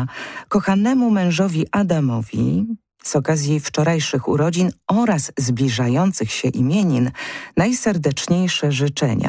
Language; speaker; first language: Polish; native; Polish